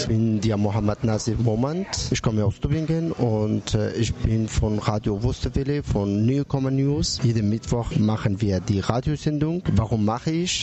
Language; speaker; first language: German; non-native, learner; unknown